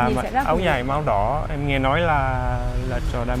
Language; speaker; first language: Vietnamese; non-native, learner; English